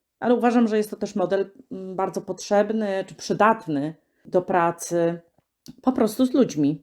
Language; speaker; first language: Polish; native; Polish